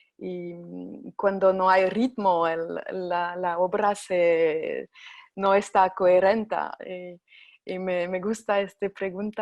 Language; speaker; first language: Spanish; non-native, fluent; French